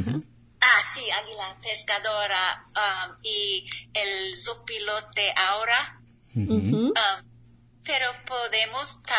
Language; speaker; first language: Spanish; non-native, learner; English